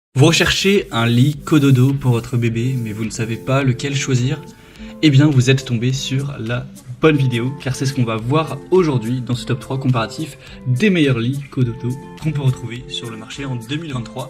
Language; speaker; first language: French; native; French